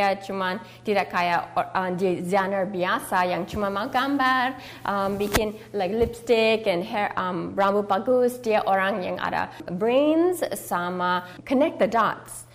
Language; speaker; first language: Indonesian; early bilingual, heritage; English